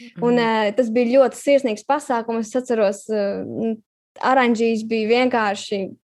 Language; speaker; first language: Latvian; native; Latvian